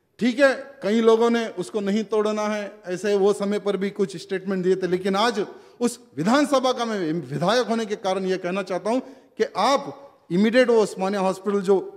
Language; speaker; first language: Hindi; non-native, local second language; Telugu